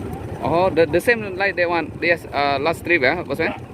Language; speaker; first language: English; non-native, fluent; Malay